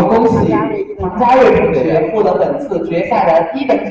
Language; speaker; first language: Chinese; native; Chinese